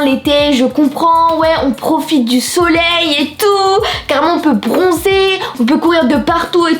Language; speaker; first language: French; native; French